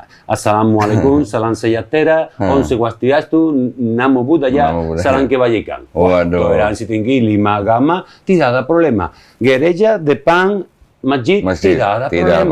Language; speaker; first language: Indonesian; non-native, learner; Spanish